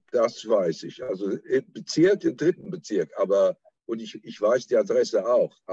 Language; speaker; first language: German; non-native, learner; English